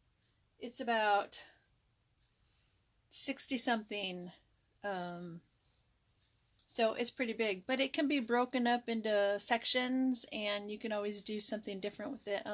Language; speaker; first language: English; native; English